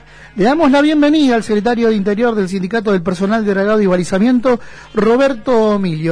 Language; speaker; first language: Spanish; native; Spanish